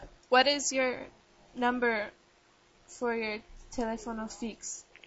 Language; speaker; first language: English; native; English